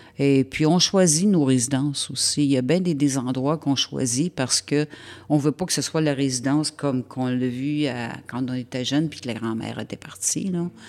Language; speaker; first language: French; native; French